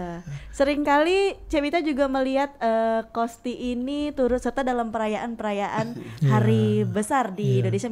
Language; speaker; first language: Indonesian; native; Indonesian